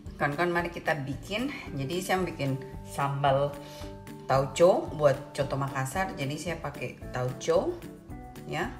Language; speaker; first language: Indonesian; native; Indonesian